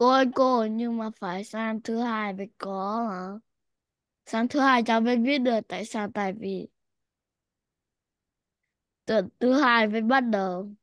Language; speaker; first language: Vietnamese; early bilingual, heritage; Vietnamese